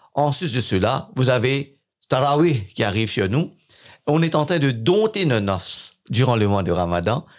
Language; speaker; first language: French; non-native, fluent; English